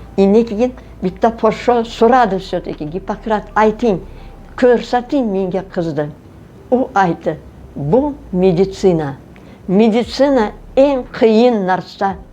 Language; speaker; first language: Uzbek; non-native, local second language; Russian